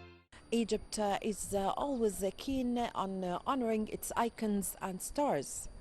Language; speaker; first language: English; non-native, fluent; Arabic